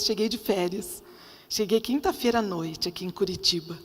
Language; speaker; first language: Portuguese; native; Portuguese